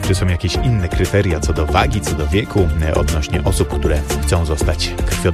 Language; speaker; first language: Polish; native; Polish